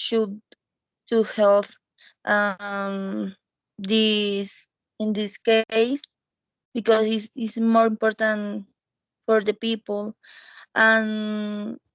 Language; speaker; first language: English; non-native, learner; Spanish